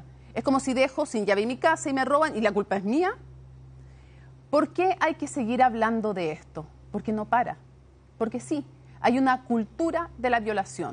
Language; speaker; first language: Spanish; native; Spanish